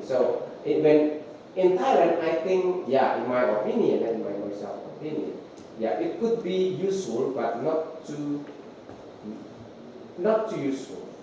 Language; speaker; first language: English; non-native, fluent; Indonesian